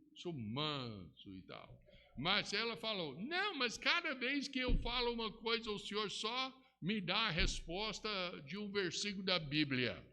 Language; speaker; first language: Portuguese; non-native, fluent; English